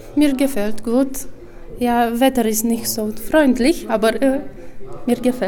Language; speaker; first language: German; non-native, learner; Romanian